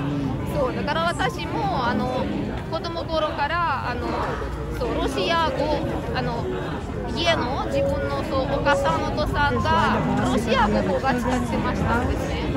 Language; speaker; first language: Japanese; non-native, learner; Russian